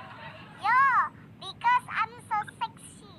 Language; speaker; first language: English; non-native, learner; Indonesian